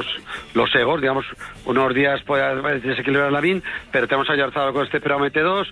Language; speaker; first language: Spanish; native; Spanish